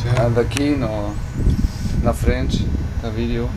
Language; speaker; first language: Portuguese; non-native, learner; German